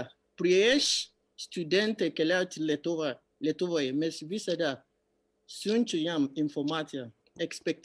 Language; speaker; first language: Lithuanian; non-native, learner; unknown